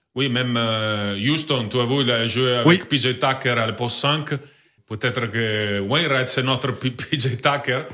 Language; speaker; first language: French; non-native, learner; Italian